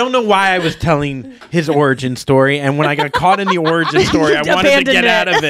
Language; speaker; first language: English; native; English